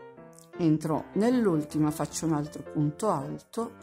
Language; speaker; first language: Italian; native; Italian